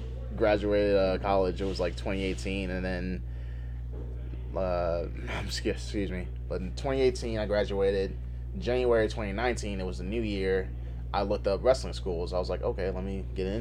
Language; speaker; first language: English; native; English